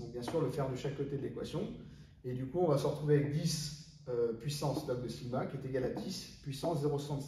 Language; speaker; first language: French; native; French